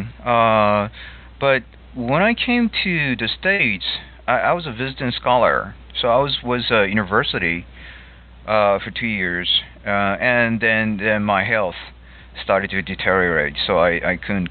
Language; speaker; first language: English; non-native, fluent; Japanese